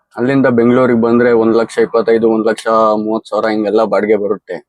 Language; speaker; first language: Kannada; native; Kannada